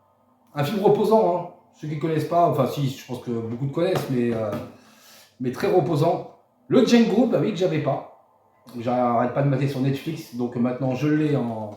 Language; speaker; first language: French; native; French